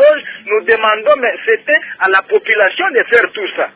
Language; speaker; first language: French; non-native, local second language; Luba-Lulua